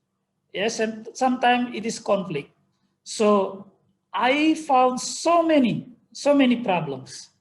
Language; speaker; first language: English; non-native, fluent; Indonesian